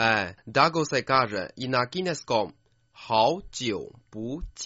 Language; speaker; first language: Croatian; non-native, fluent; Chinese